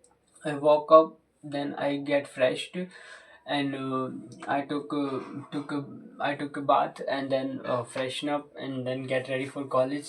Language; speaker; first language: English; non-native, local second language; Hindi